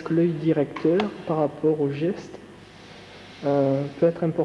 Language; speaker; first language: French; native; French